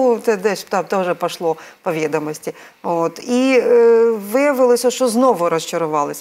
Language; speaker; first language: Ukrainian; native; Ukrainian